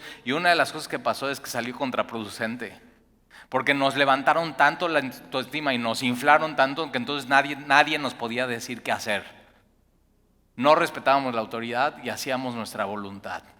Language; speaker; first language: Spanish; native; Spanish